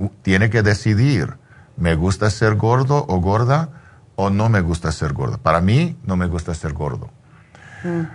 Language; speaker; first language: Spanish; early bilingual, heritage; English